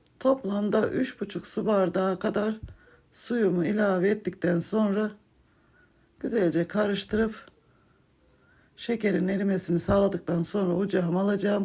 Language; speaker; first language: Turkish; native; Turkish